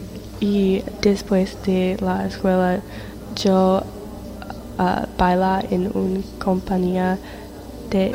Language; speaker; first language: Spanish; non-native, learner; English